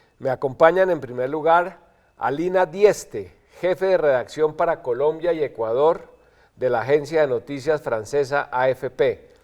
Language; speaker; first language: Spanish; native; Spanish